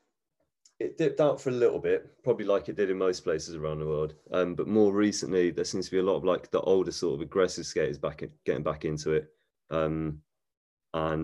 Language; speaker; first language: English; native; English